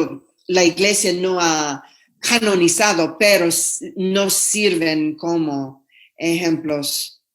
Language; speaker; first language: Spanish; non-native, fluent; English